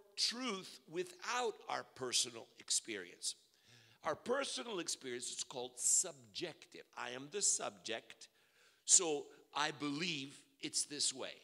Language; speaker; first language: English; early bilingual, other home language; Russian